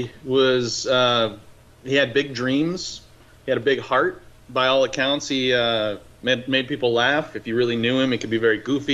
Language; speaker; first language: English; native; English